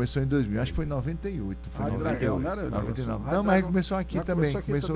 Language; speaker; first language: Portuguese; native; Portuguese